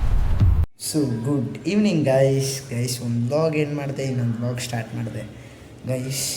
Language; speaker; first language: Kannada; native; Kannada